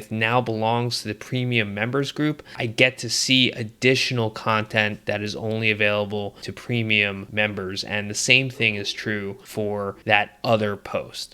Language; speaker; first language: English; native; English